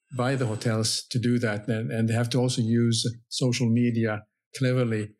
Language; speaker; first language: English; non-native, fluent; Finnish